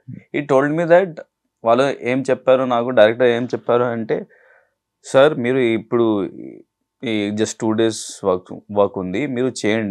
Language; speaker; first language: Telugu; non-native, learner; Hindi